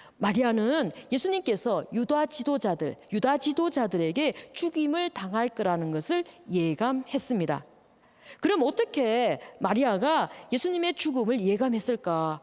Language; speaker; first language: Korean; native; Korean